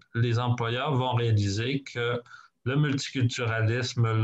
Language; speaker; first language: French; native; French